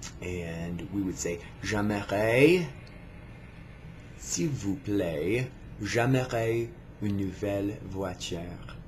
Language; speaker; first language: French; non-native, learner; English